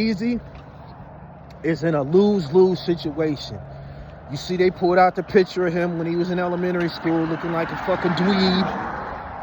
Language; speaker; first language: English; native; English